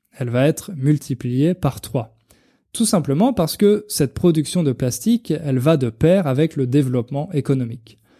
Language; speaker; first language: French; native; French